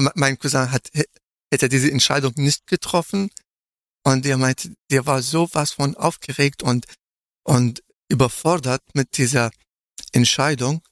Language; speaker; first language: German; non-native, fluent; Arabic